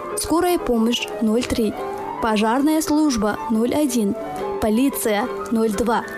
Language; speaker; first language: Russian; non-native, local second language; Tajik